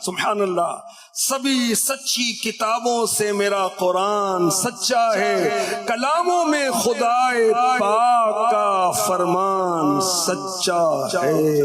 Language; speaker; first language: Urdu; non-native, local second language; Punjabi